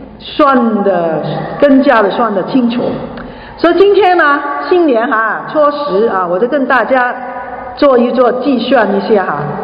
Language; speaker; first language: Chinese; non-native, local second language; Cantonese